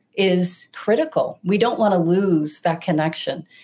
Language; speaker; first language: English; native; English